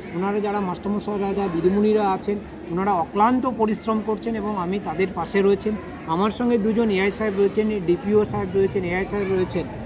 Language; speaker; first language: Bangla; non-native, local second language; Santali